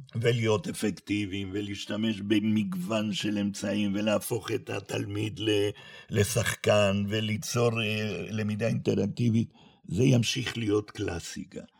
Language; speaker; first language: Hebrew; non-native, fluent; Spanish